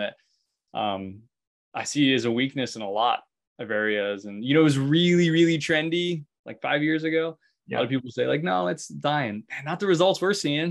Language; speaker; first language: English; native; English